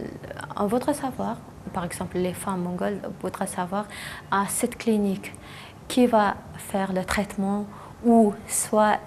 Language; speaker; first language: French; non-native, learner; Mongolian